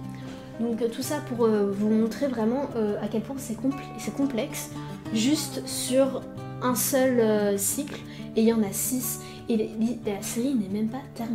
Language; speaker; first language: French; native; French